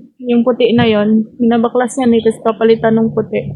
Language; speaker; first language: Filipino; native; Filipino